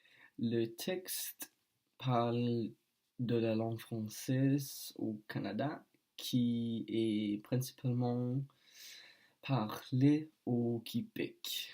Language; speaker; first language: French; non-native, learner; Danish